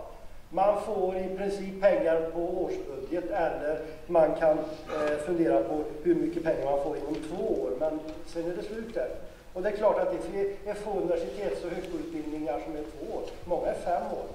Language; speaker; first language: Swedish; native; Swedish